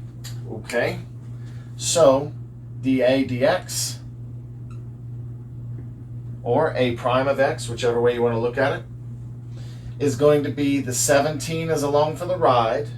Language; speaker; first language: English; native; English